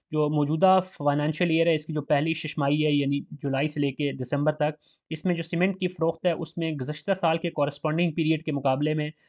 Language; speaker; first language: Urdu; native; Urdu